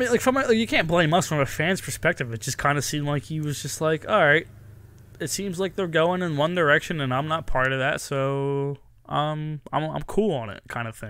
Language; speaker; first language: English; native; English